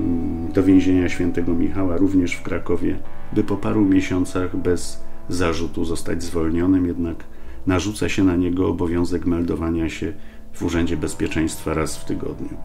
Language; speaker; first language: Polish; native; Polish